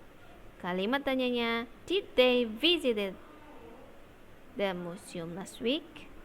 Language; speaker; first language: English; non-native, learner; Indonesian